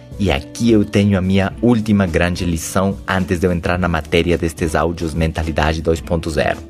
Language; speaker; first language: Portuguese; non-native, fluent; Spanish